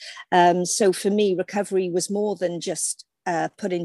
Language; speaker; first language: English; native; English